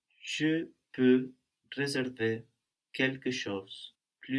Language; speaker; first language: French; non-native, learner; Spanish